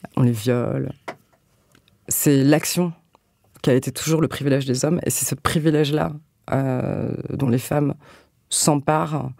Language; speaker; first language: French; native; French